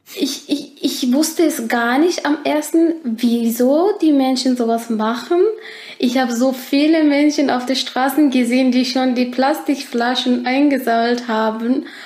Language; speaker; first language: German; non-native, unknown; Turkish